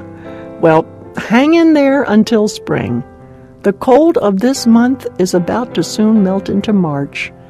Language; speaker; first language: English; native; English